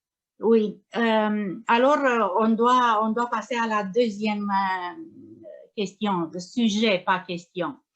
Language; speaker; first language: French; non-native, learner; Romanian